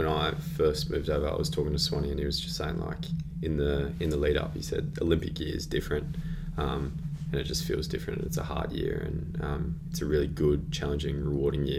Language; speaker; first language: English; native; English